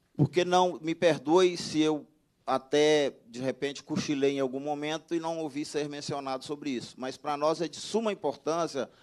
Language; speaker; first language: Portuguese; native; Portuguese